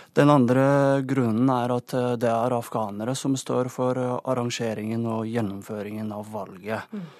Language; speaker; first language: Norwegian; non-native, fluent; Persian